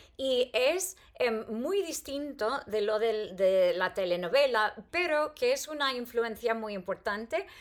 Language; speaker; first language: Spanish; non-native, fluent; English